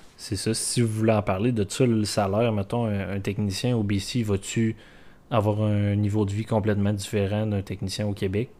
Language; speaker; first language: French; native; French